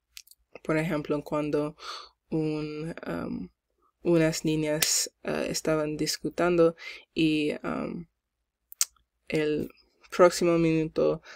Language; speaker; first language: Spanish; non-native, learner; English